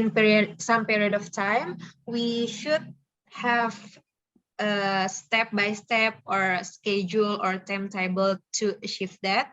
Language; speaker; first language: English; non-native, fluent; Indonesian